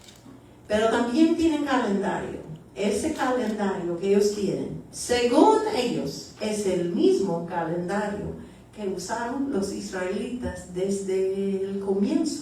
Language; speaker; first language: Spanish; early bilingual, heritage; Spanish